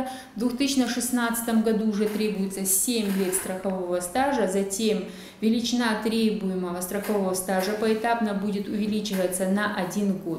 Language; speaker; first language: Russian; native; Russian